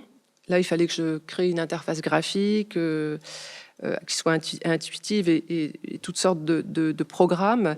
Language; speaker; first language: French; native; French